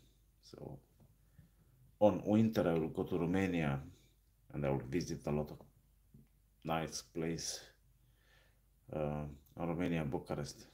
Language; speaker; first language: English; non-native, learner; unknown